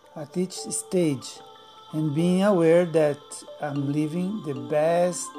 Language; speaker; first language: English; non-native, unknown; Portuguese